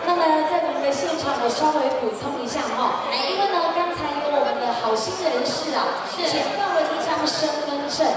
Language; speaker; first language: Chinese; native; Chinese